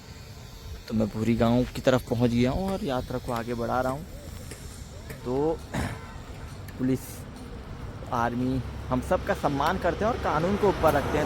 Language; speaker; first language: Hindi; native; Hindi